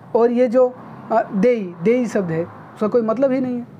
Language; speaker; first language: Hindi; non-native, local second language; Nepali